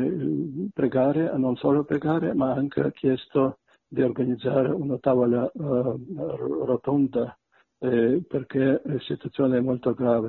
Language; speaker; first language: Italian; non-native, fluent; Belarusian